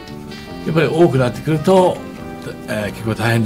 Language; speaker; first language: Japanese; native; Japanese